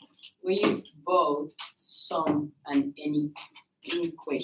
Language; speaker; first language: English; non-native, learner; Spanish